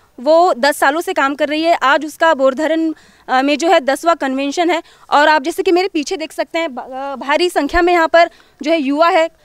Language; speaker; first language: Hindi; non-native, local second language; Marathi